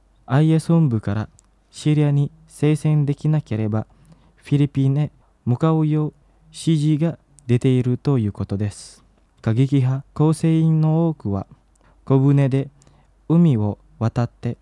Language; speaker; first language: Japanese; non-native, fluent; Indonesian